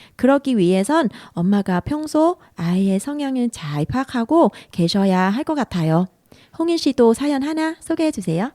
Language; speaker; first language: Korean; non-native, fluent; Vietnamese